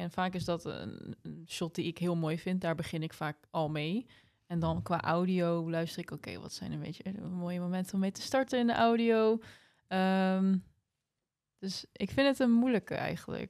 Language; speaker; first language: Dutch; native; Dutch